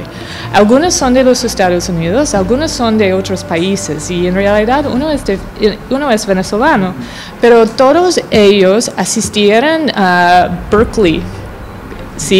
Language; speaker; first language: Spanish; non-native, fluent; English